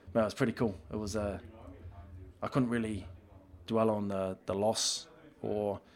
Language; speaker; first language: English; native; English